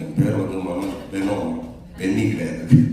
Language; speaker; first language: Tamil; native; Tamil